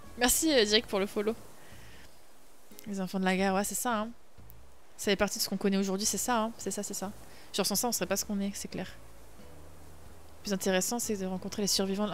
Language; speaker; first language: French; native; French